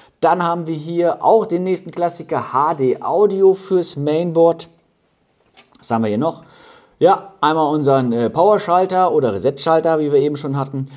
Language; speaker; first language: German; native; German